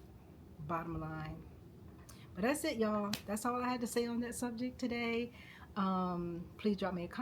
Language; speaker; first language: English; native; English